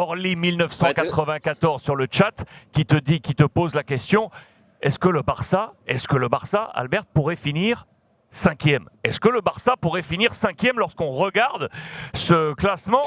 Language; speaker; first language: French; native; French